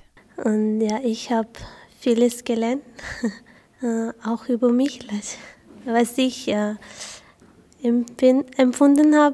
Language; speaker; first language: German; non-native, learner; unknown